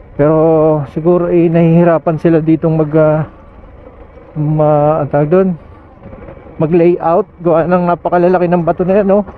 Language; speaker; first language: Filipino; native; Filipino